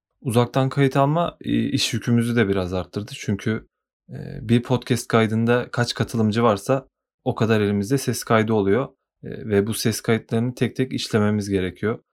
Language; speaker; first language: Turkish; native; Turkish